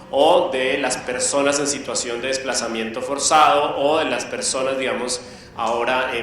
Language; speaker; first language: Spanish; native; Spanish